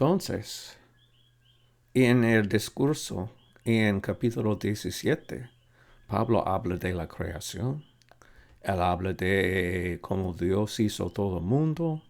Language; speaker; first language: Spanish; non-native, fluent; English